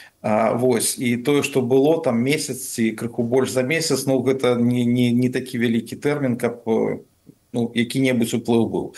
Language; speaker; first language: Belarusian; non-native, local second language; Russian